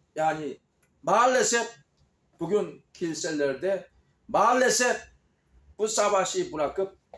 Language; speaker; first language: Turkish; non-native, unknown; Korean